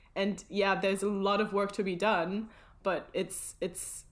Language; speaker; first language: English; early bilingual, other home language; German